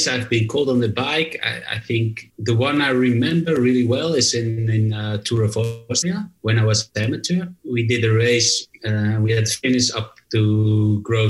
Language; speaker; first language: English; non-native, fluent; Dutch